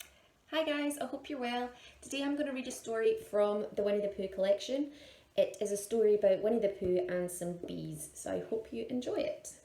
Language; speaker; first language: English; native; English